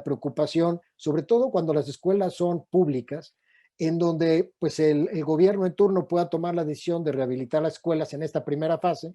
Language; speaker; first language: Spanish; native; Spanish